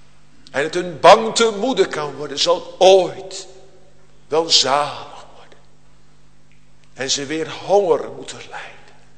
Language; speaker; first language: Dutch; native; Dutch